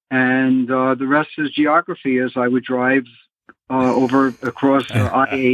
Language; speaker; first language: English; native; English